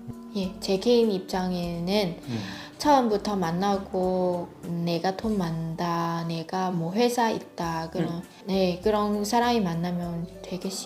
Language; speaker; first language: Korean; non-native, fluent; Vietnamese